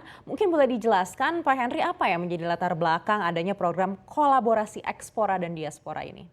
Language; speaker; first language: Indonesian; native; Indonesian